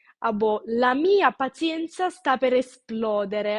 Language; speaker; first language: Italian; non-native, fluent; Ukrainian